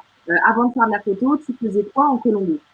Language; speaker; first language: French; native; French